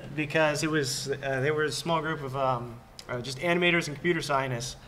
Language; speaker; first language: English; native; English